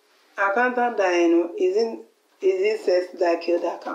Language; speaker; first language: English; non-native, local second language; Akan